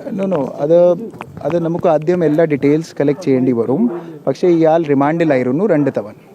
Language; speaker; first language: Malayalam; non-native, learner; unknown